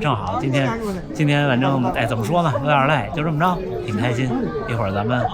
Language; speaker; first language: Chinese; native; Chinese